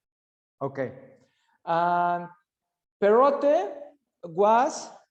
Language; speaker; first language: English; non-native, learner; Spanish